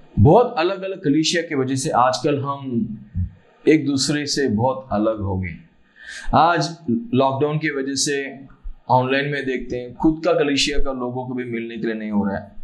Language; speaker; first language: Hindi; non-native, local second language; Malayalam